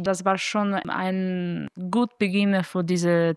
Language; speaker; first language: German; non-native, fluent; Italian